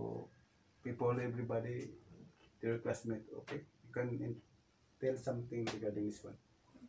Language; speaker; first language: English; non-native, local second language; Cebuano